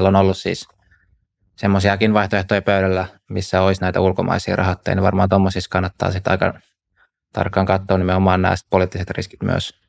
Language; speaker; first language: Finnish; native; Finnish